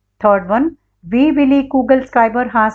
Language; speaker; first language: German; non-native, learner; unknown